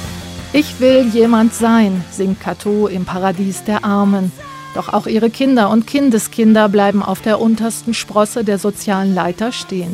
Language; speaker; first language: German; native; German